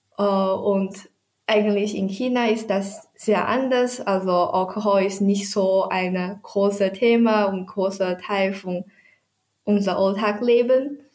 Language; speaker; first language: German; non-native, learner; Chinese